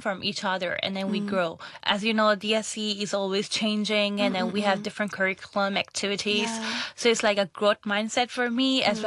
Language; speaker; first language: English; non-native, local second language; Urdu